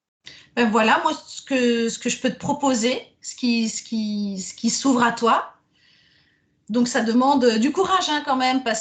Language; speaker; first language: French; native; French